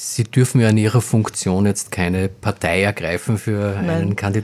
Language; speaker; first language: German; native; German